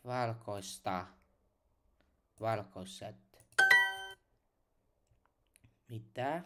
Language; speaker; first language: Finnish; non-native, learner; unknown